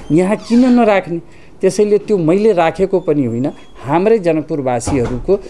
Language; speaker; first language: Nepali; non-native, local second language; Maithili